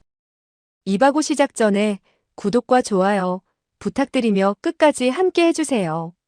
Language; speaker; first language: Korean; native; Korean